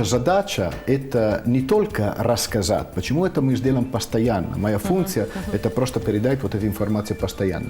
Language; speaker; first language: Russian; non-native, fluent; Italian